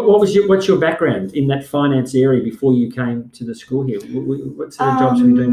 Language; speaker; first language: English; native; English